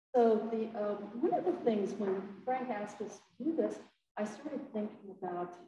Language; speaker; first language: English; native; English